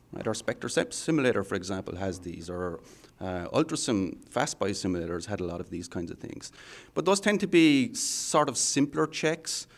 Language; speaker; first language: English; native; English